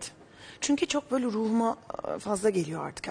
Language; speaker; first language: Turkish; native; Turkish